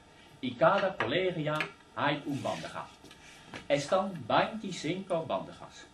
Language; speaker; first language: Spanish; non-native, learner; Dutch